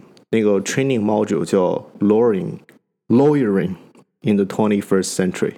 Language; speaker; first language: English; non-native, fluent; Chinese